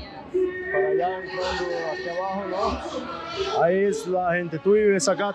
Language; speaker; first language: Spanish; non-native, learner; Portuguese